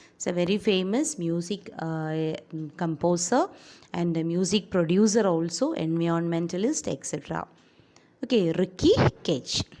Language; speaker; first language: English; non-native, local second language; Malayalam